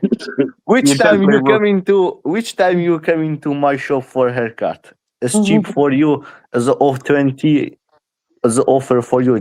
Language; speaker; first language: English; non-native, learner; Persian